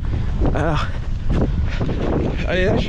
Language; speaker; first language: French; native; French